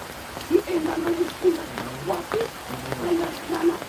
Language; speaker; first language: Indonesian; non-native, local second language; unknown